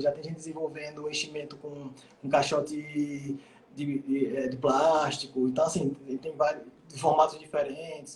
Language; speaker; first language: Portuguese; native; Portuguese